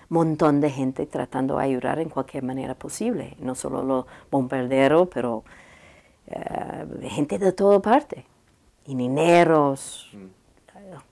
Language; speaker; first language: Spanish; non-native, learner; English